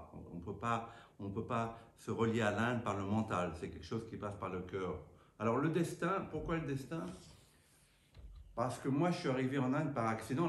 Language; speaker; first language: French; native; French